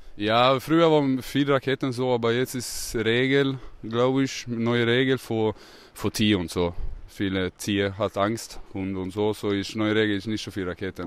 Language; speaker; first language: German; non-native, learner; Swedish